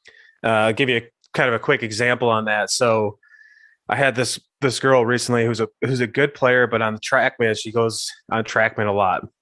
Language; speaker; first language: English; native; English